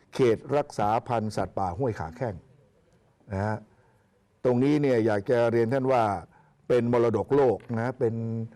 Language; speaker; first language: Thai; native; Thai